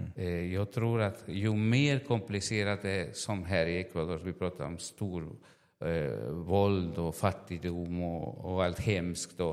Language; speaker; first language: Swedish; non-native, fluent; Spanish